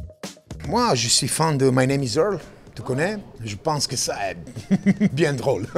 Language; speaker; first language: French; non-native, learner; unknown